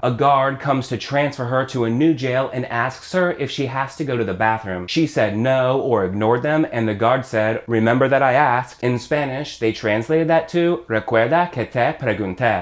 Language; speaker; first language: English; native; English